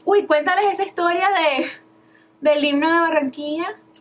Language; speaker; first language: Spanish; early bilingual, heritage; Spanish